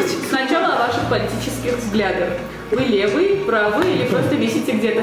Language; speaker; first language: Russian; non-native, fluent; Armenian